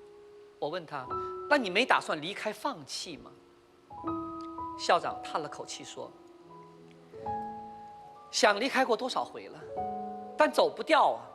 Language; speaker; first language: Chinese; native; Chinese